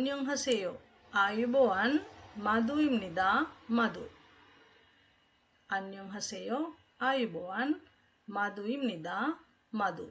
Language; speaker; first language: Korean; non-native, fluent; Sinhala